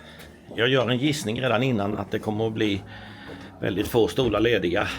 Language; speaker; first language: Swedish; native; Swedish